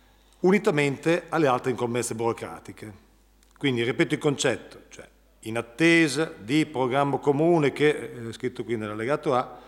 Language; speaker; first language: Italian; native; Italian